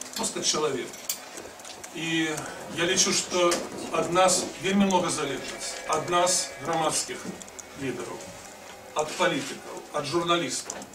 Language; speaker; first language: Belarusian; non-native, local second language; Russian